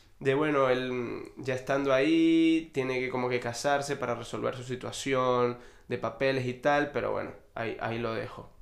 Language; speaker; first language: Spanish; native; Spanish